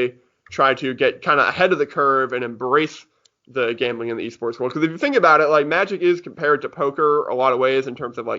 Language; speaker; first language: English; native; English